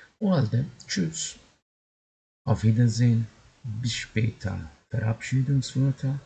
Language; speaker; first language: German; non-native, fluent; Turkish